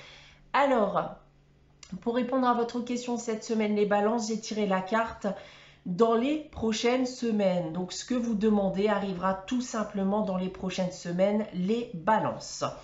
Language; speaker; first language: French; native; French